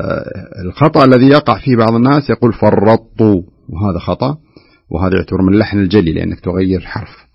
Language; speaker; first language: Arabic; native; Arabic